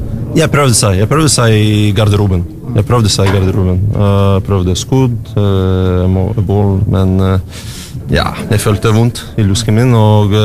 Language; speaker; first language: Norwegian; non-native, learner; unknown